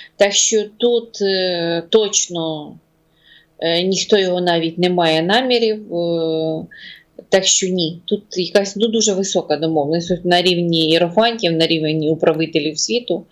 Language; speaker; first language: Ukrainian; non-native, local second language; Russian